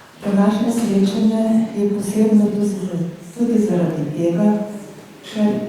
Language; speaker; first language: Slovenian; native; Slovenian